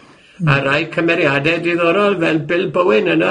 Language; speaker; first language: Welsh; native; Welsh